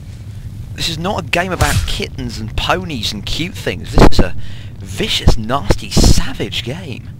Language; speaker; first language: English; native; English